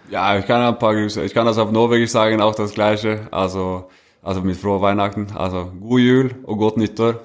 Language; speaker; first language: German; non-native, fluent; Norwegian